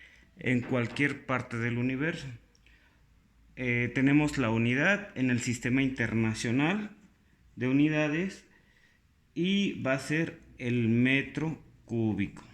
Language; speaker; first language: Spanish; native; Spanish